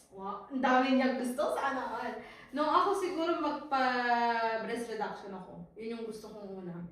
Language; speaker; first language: Filipino; early bilingual, heritage; Filipino